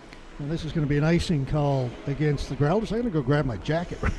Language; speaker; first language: English; native; English